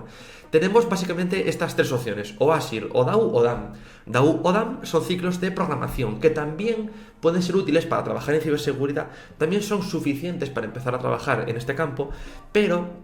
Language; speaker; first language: Spanish; native; Spanish